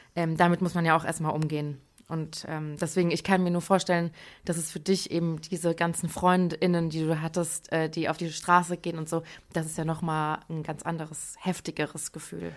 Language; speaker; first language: German; native; German